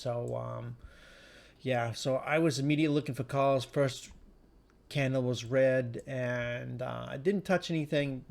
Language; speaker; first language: English; native; English